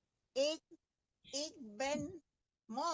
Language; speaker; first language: Dutch; non-native, learner; Indonesian